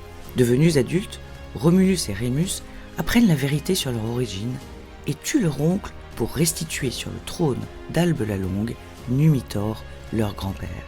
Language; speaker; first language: French; native; French